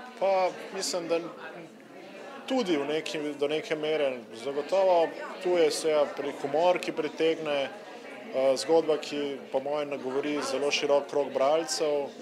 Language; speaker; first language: Slovenian; non-native, local second language; Serbian